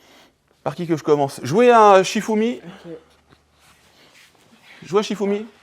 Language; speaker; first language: French; native; French